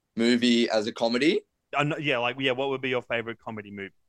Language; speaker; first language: English; native; English